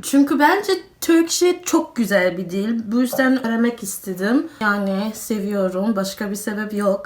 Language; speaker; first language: Turkish; non-native, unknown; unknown